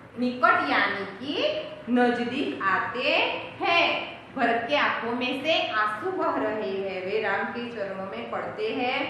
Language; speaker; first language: Hindi; non-native, local second language; Gujarati